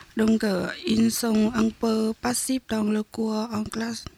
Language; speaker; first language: French; non-native, learner; Vietnamese